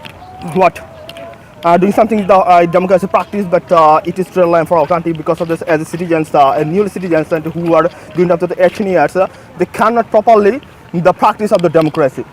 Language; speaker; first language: English; non-native, fluent; Bangla